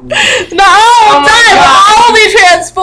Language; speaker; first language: English; native; English